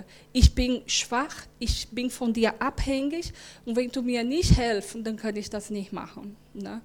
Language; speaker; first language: German; non-native, learner; Portuguese